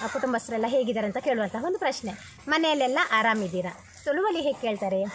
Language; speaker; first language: Kannada; non-native, local second language; Tulu